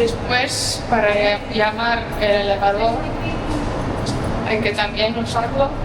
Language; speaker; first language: Spanish; non-native, fluent; Estonian